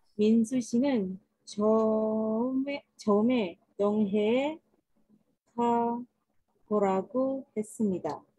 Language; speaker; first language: Korean; non-native, learner; Malay